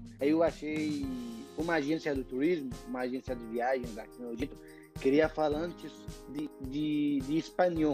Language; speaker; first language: Portuguese; non-native, fluent; Arabic